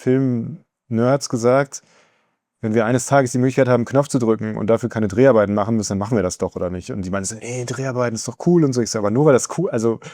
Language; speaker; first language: German; native; German